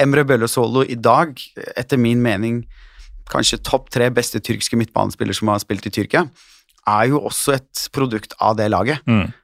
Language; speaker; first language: Norwegian; early bilingual, other home language; Turkish